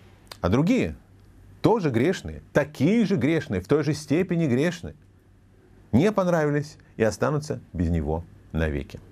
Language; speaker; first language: Russian; native; Russian